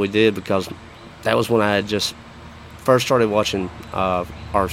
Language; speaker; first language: English; native; English